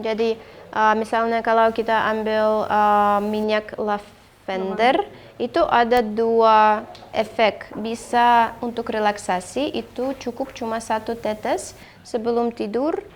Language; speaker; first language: Indonesian; non-native, fluent; Russian